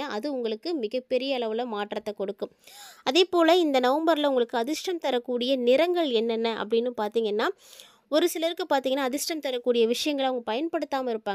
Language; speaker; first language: Tamil; native; Tamil